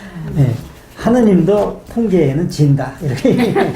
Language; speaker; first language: Korean; native; Korean